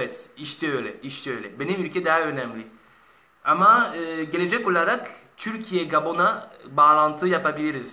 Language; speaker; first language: Turkish; non-native, learner; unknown